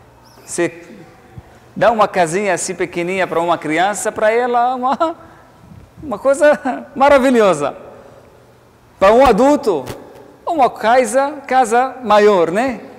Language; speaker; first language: Portuguese; non-native, learner; Arabic